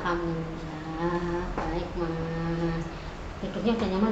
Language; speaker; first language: Indonesian; native; Indonesian